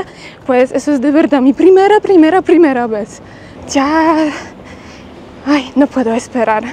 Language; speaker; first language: Spanish; non-native, fluent; Polish